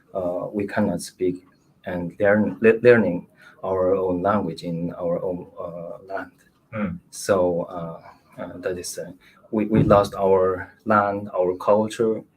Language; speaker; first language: English; non-native, learner; Mongolian